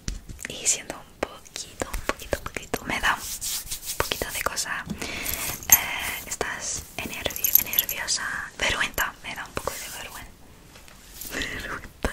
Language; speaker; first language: Spanish; non-native, learner; English